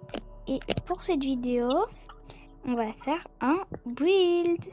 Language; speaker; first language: French; native; French